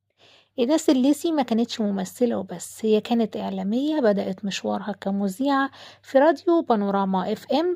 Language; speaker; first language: Arabic; native; Arabic